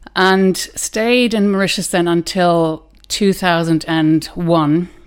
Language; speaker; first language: English; non-native, fluent; German